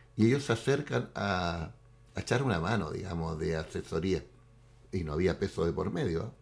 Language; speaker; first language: Spanish; native; Spanish